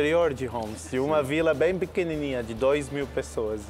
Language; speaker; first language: Portuguese; non-native, fluent; Arabic